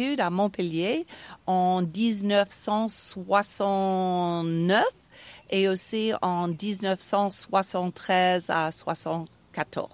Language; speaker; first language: French; non-native, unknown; English